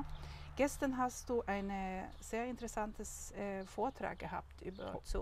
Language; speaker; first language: German; non-native, learner; Swedish